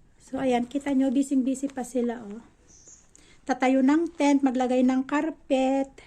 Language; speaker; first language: Filipino; native; Filipino